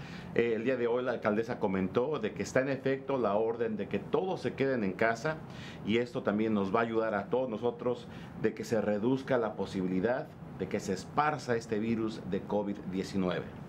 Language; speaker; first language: Spanish; native; Spanish